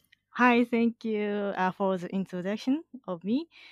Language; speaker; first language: English; non-native, learner; Japanese